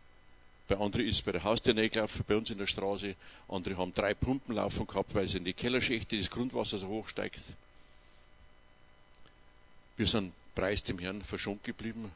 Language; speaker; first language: German; native; German